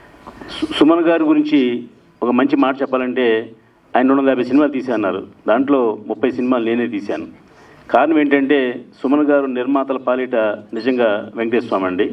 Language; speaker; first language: Telugu; native; Telugu